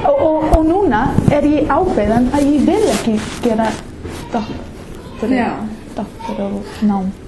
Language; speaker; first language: Icelandic; non-native, learner; English